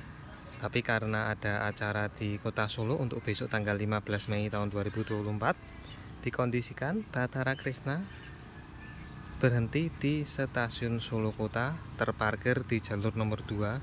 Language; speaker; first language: Indonesian; native; Indonesian